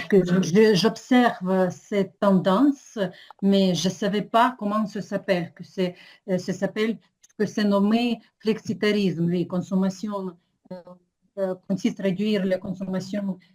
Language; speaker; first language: French; non-native, fluent; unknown